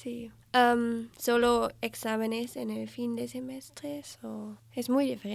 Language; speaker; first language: Spanish; non-native, learner; German